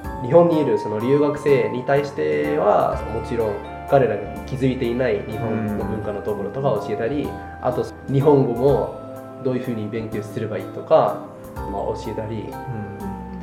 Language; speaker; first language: Japanese; non-native, fluent; Arabic